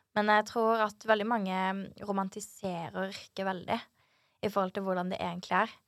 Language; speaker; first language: Norwegian; native; Norwegian